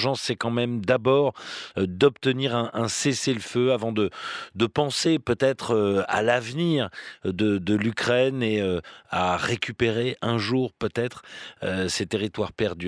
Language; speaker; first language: French; native; French